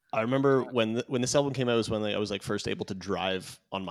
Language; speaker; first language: English; native; English